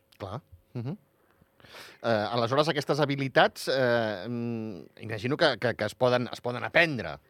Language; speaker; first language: Catalan; native; Catalan